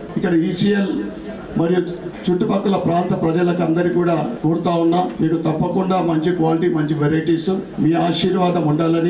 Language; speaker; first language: Telugu; native; Telugu